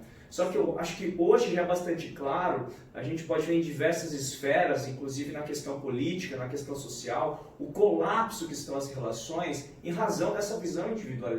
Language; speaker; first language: Portuguese; native; Portuguese